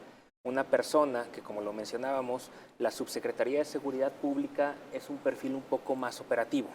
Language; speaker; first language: Spanish; native; Spanish